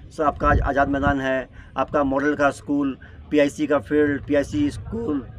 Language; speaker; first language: Hindi; native; Hindi